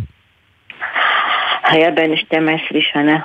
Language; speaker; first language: Hebrew; non-native, local second language; Arabic